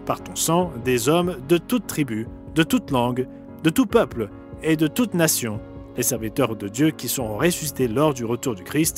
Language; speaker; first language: French; native; French